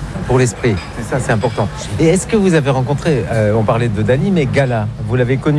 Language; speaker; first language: French; native; French